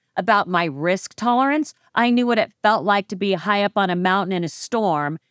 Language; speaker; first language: English; native; English